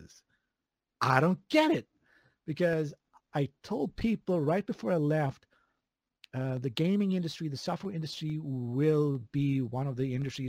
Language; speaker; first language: English; non-native, fluent; Swedish